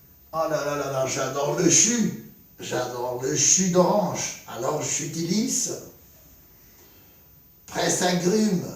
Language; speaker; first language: French; non-native, fluent; Spanish